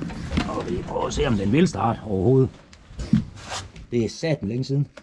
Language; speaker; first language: Danish; native; Danish